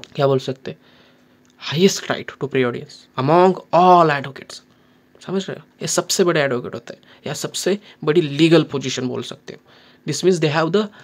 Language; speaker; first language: Hindi; non-native, local second language; Marathi